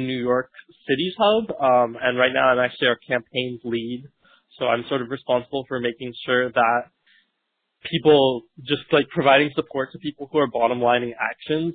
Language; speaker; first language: English; native; English